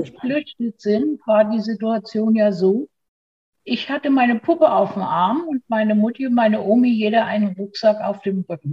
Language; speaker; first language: German; native; German